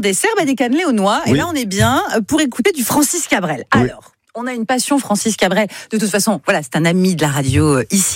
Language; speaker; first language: French; native; French